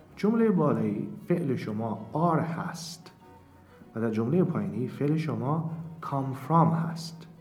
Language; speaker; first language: Persian; native; Persian